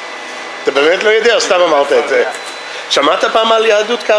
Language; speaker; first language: Hebrew; non-native, fluent; English